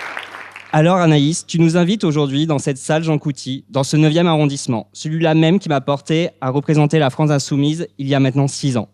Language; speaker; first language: French; native; French